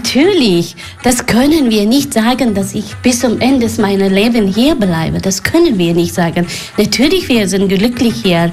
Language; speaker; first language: German; non-native, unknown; Persian